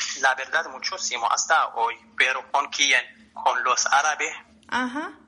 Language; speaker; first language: Spanish; non-native, learner; Arabic